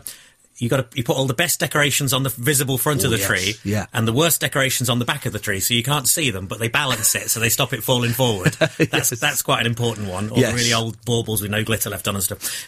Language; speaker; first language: English; native; English